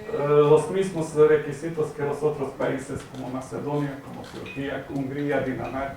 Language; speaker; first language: Spanish; non-native, fluent; Hungarian